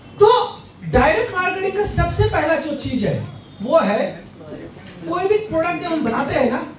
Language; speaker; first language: Hindi; non-native, local second language; Bangla